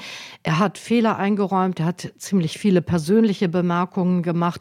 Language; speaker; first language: German; native; German